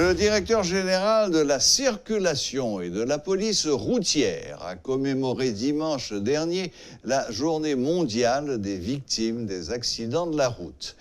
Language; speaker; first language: French; non-native, local second language; Haitian Creole